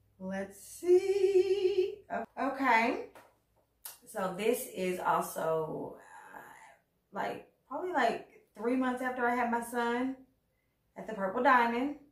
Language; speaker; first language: English; native; English